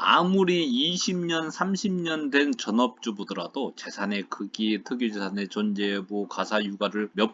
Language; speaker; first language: Korean; native; Korean